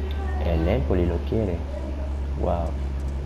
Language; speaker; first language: Spanish; native; Spanish